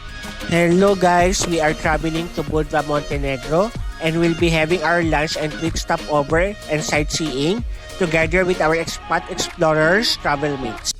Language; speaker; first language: English; non-native, local second language; Filipino